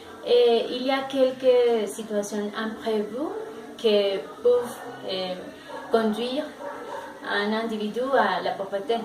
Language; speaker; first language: French; non-native, learner; Spanish